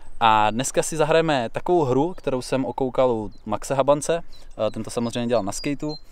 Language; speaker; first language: Czech; native; Czech